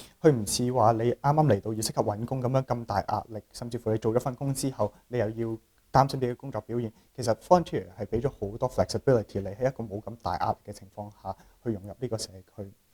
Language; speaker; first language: Cantonese; native; Cantonese